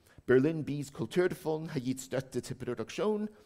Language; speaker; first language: Norwegian; non-native, fluent; English